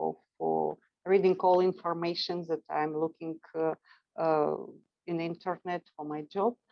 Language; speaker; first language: English; non-native, fluent; Russian